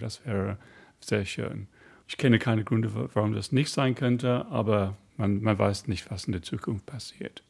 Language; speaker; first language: German; non-native, fluent; English